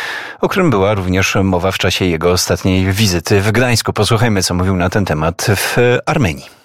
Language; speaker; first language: Polish; native; Polish